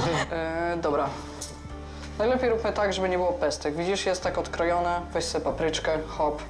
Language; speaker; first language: Polish; native; Polish